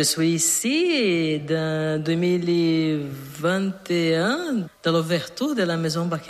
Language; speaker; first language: French; non-native, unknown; Portuguese